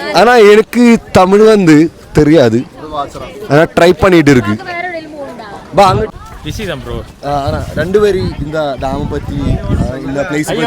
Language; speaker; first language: Tamil; non-native, learner; Malayalam